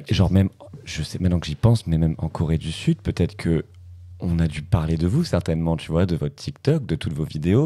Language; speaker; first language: French; native; French